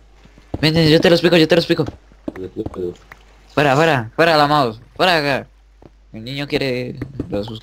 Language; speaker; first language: Spanish; native; Spanish